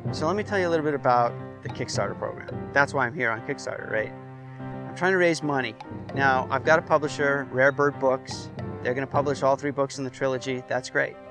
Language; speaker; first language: English; native; English